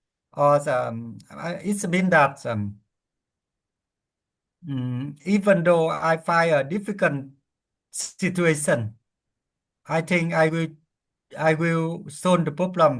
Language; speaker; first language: English; non-native, learner; Vietnamese